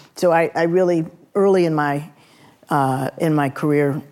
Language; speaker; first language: English; native; English